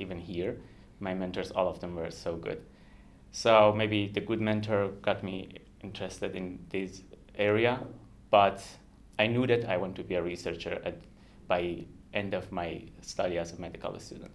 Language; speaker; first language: English; non-native, fluent; Kurdish